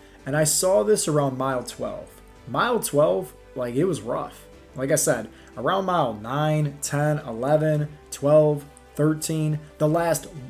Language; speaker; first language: English; native; English